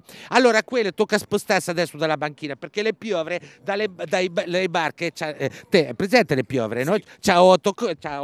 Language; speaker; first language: Italian; native; Italian